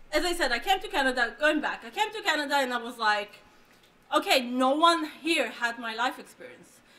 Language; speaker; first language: English; non-native, fluent; Hebrew